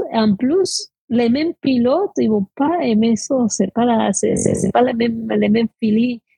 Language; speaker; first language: French; non-native, fluent; Spanish